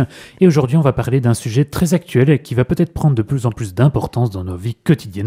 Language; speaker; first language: French; native; French